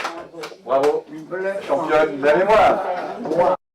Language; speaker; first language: French; native; French